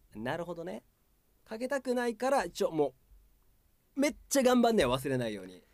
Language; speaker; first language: Japanese; early bilingual, other home language; Filipino